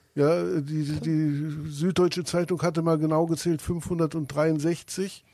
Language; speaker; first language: German; native; German